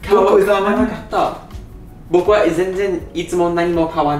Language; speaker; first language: Japanese; non-native, learner; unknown